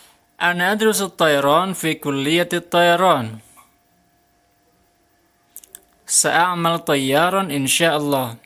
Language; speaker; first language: Arabic; non-native, fluent; Indonesian